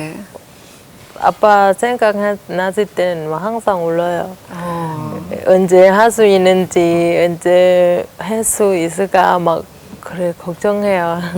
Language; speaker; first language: Korean; non-native, learner; Thai